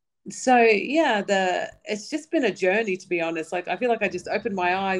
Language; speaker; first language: English; early bilingual, other home language; Arabic